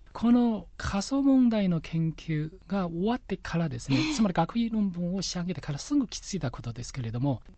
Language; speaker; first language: Japanese; non-native, fluent; Chinese